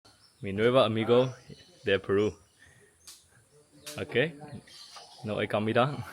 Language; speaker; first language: Spanish; non-native, learner; English